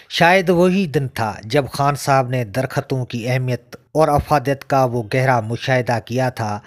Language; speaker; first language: Urdu; non-native, local second language; Sindhi